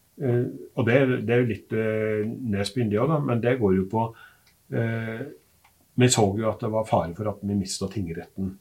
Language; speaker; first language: Norwegian; native; Norwegian